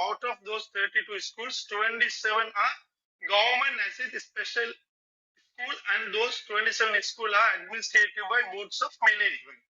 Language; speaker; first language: English; non-native, local second language; Tamil